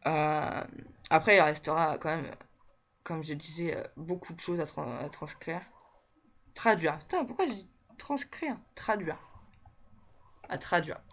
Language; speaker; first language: French; native; French